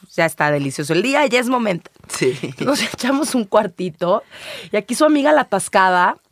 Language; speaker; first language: Spanish; native; Spanish